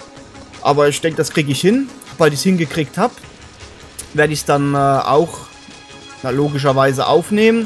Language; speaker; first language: German; native; German